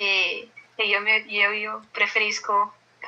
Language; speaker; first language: Italian; non-native, learner; Portuguese